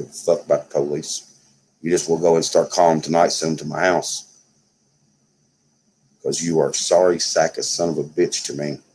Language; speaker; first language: English; native; English